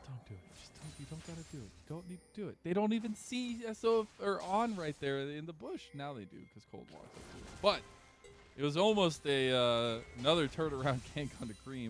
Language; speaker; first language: English; native; English